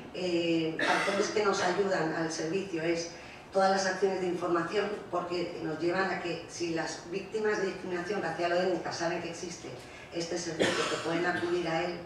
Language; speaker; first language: Spanish; native; Spanish